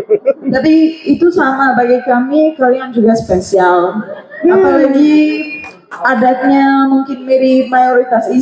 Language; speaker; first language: Indonesian; non-native, fluent; Arabic